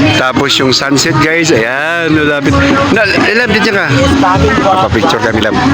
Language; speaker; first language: Filipino; non-native, local second language; Cebuano